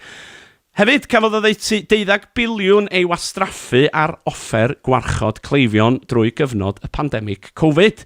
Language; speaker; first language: Welsh; native; Welsh